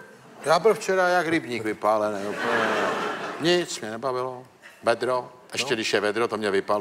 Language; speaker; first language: Czech; native; Czech